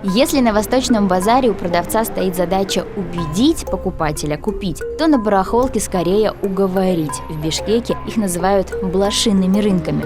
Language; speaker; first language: Russian; native; Russian